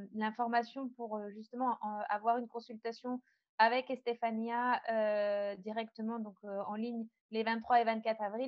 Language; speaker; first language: French; native; French